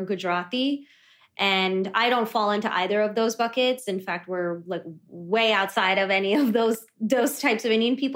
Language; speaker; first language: English; early bilingual, other home language; Kannada